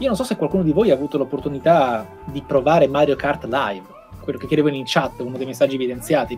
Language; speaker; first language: Italian; native; Italian